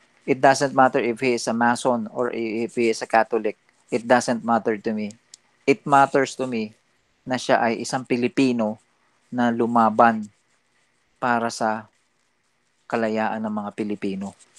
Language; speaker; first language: Filipino; native; Filipino